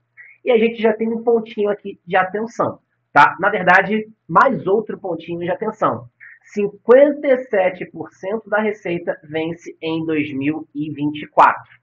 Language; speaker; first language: Portuguese; native; Portuguese